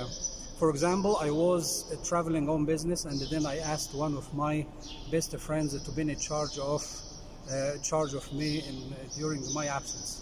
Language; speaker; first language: English; non-native, fluent; Arabic